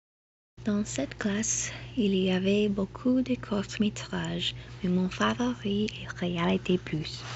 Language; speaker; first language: French; non-native, learner; English